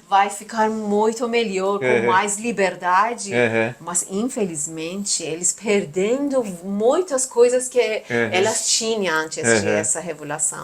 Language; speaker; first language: Portuguese; non-native, learner; Persian